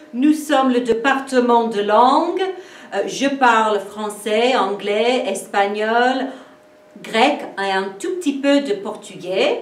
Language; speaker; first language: French; non-native, fluent; English